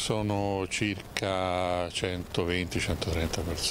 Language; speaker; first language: Italian; native; Italian